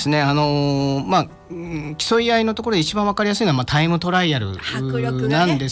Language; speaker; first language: Japanese; native; Japanese